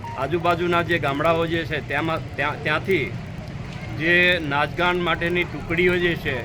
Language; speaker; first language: Gujarati; non-native, local second language; Rathawi